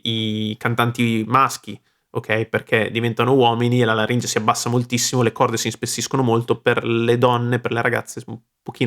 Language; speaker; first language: Italian; native; Italian